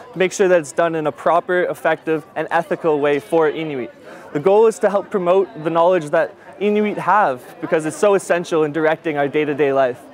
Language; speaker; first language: English; native; English